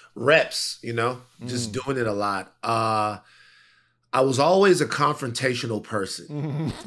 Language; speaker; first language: English; native; English